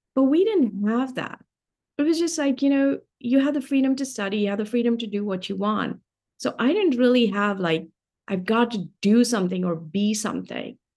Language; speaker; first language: English; non-native, local second language; Hindi